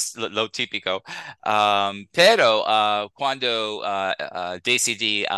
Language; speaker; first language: Spanish; non-native, fluent; English